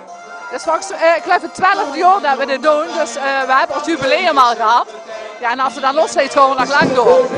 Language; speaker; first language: Dutch; native; Dutch